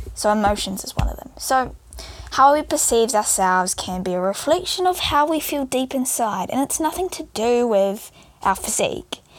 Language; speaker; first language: English; native; English